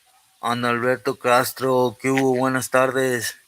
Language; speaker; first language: Spanish; early bilingual, heritage; Spanish